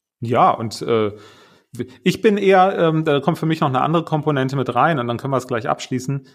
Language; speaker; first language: German; native; German